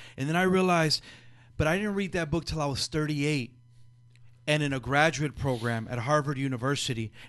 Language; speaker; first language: English; early bilingual, other home language; Spanish